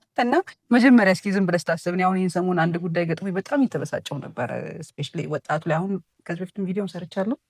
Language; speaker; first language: Amharic; native; Amharic